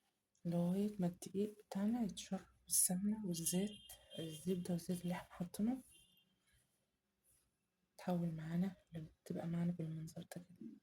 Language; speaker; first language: Arabic; native; Arabic